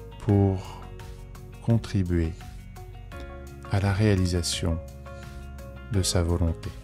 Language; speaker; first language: French; native; French